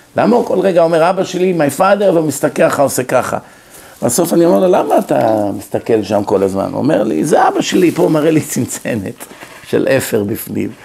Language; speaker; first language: Hebrew; native; Hebrew